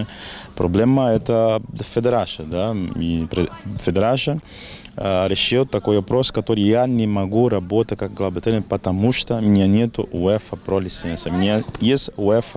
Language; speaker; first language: Russian; non-native, learner; Portuguese